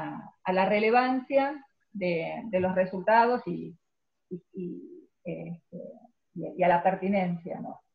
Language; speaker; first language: Spanish; native; Spanish